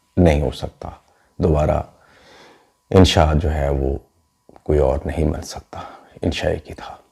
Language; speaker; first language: Urdu; non-native, local second language; Punjabi